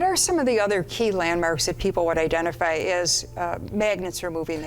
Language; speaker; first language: English; native; English